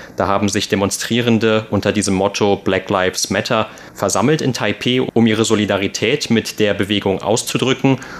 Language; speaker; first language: German; native; German